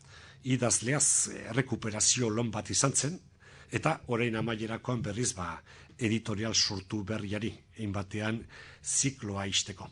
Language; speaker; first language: Basque; native; Basque